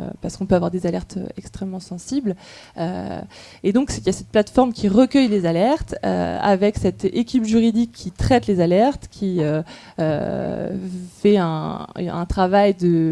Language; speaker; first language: French; native; French